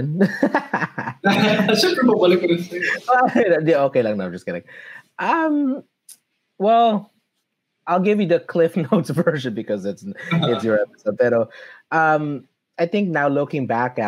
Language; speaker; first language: English; early bilingual, other home language; Filipino